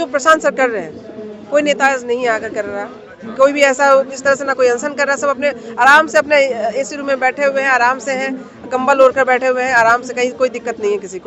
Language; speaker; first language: Hindi; native; Hindi